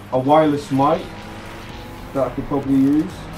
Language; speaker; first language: English; native; English